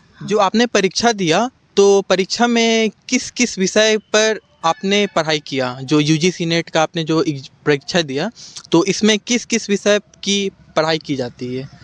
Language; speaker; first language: Hindi; native; Hindi